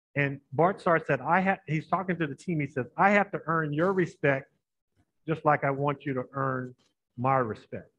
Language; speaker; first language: English; native; English